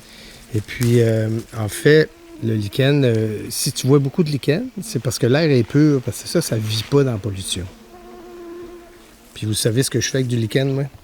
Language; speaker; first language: French; native; French